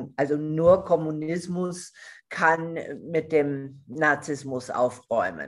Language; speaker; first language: German; non-native, fluent; English